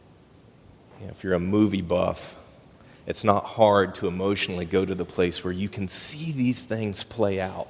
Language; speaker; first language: English; native; English